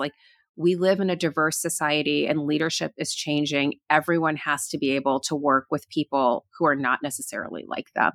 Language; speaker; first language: English; native; English